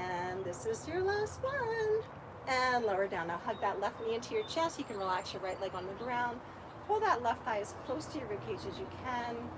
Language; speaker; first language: English; native; English